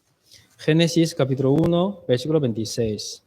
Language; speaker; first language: Spanish; non-native, learner; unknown